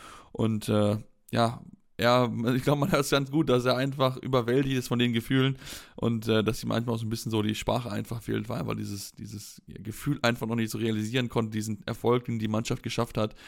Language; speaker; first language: German; native; German